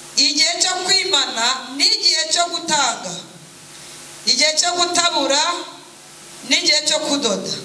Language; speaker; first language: Kinyarwanda; native; Kinyarwanda